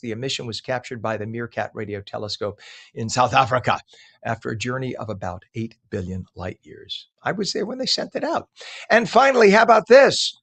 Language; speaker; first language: English; native; English